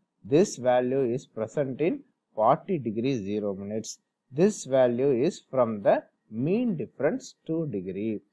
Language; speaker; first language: English; non-native, local second language; Tamil